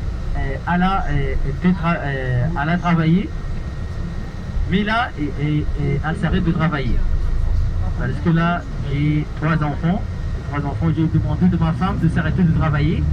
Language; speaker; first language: French; non-native, learner; Arabic